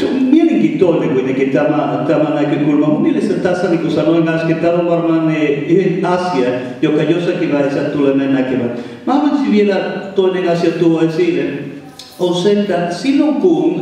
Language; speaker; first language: Finnish; non-native, fluent; Spanish